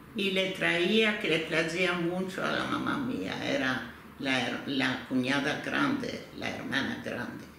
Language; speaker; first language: Spanish; early bilingual, heritage; Turkish